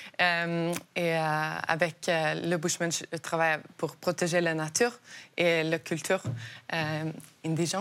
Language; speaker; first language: French; non-native, learner; Norwegian